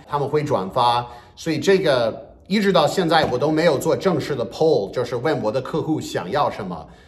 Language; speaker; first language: Chinese; non-native, fluent; English